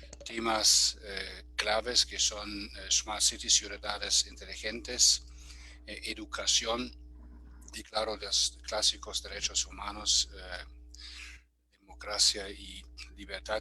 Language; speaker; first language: Spanish; non-native, fluent; German